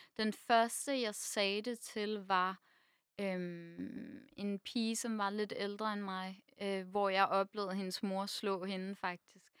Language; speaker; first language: Danish; native; Danish